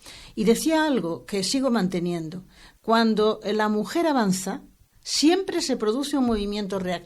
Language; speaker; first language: Spanish; native; Spanish